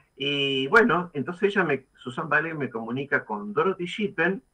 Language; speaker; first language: Spanish; native; Spanish